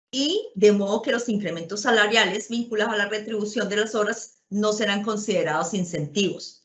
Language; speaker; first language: Spanish; native; Spanish